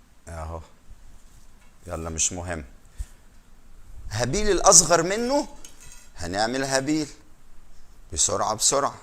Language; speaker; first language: Arabic; native; Arabic